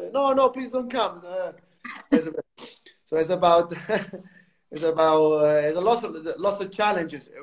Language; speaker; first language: English; non-native, fluent; Italian